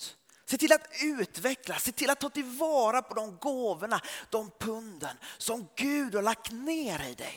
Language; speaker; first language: Swedish; early bilingual, heritage; Swedish